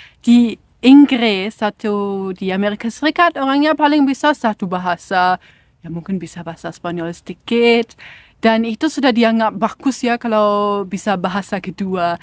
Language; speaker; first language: Indonesian; non-native, fluent; German